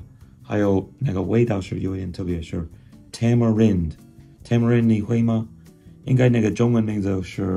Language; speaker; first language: Chinese; non-native, fluent; English